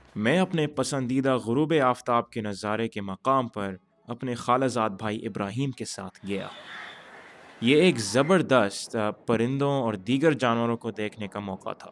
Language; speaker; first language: Urdu; early bilingual, heritage; Urdu